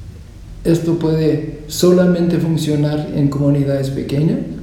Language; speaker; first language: Spanish; non-native, fluent; English